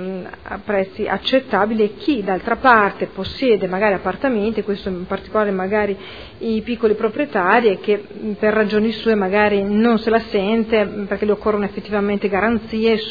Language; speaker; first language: Italian; native; Italian